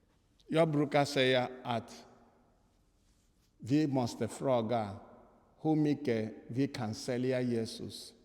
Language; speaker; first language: Swedish; non-native, fluent; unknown